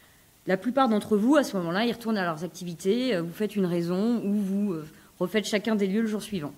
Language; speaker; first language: French; native; French